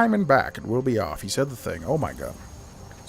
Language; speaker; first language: English; native; English